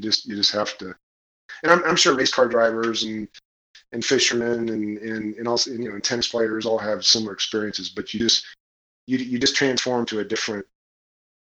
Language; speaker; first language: English; native; English